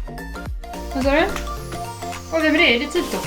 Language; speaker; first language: Swedish; early bilingual, other home language; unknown